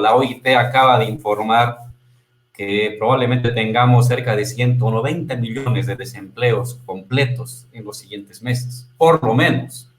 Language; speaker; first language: Spanish; native; Spanish